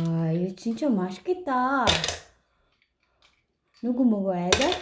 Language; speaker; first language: Korean; non-native, fluent; Filipino